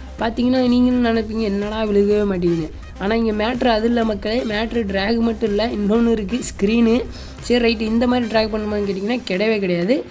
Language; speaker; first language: Tamil; native; Tamil